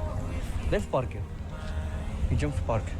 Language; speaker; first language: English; non-native, learner; Indonesian